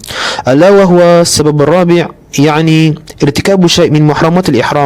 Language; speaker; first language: Arabic; non-native, learner; Malay